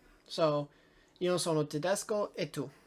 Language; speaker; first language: Italian; non-native, learner; English